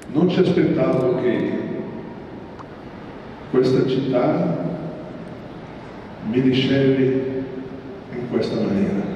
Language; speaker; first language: Italian; non-native, fluent; Portuguese